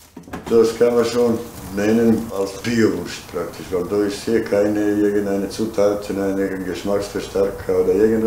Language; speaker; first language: German; non-native, learner; Bosnian